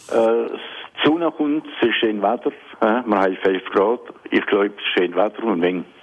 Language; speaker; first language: German; non-native, local second language; Swiss German